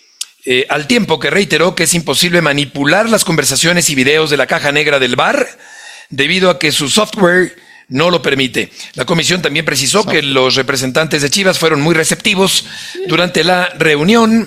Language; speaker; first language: Spanish; native; Spanish